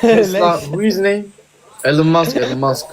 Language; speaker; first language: English; non-native, learner; Turkish